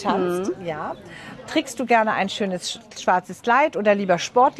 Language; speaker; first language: German; native; German